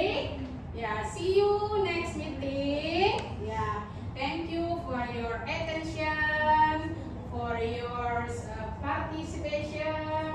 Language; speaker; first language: English; non-native, learner; Indonesian